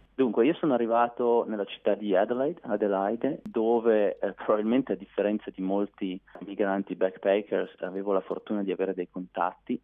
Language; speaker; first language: Italian; native; Italian